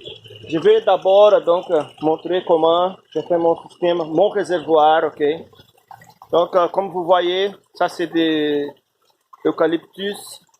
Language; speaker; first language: French; non-native, fluent; Portuguese